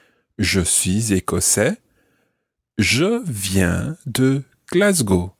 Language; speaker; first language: French; non-native, fluent; English